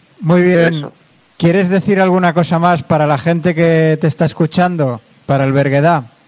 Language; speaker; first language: Spanish; non-native, local second language; Catalan